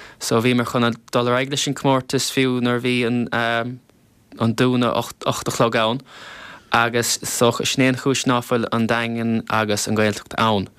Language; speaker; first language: Irish; native; Irish